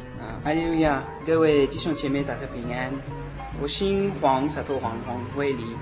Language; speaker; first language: Chinese; non-native, learner; French